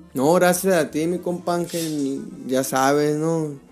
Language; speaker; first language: Spanish; early bilingual, heritage; Spanish